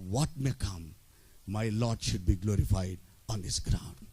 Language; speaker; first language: English; non-native, local second language; Telugu